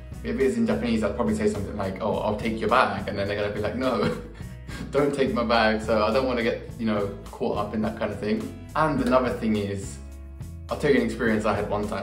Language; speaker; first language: English; native; English